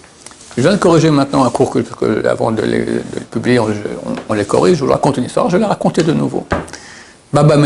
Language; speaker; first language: French; native; French